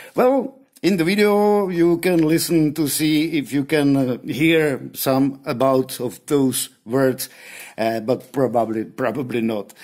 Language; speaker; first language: English; non-native, learner; Czech